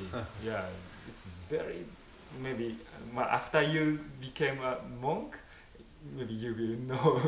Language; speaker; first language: English; non-native, fluent; Japanese